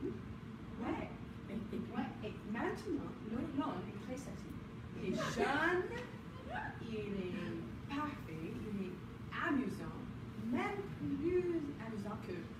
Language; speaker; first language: French; non-native, learner; English